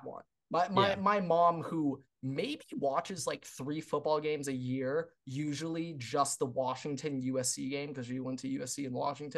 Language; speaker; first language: English; native; English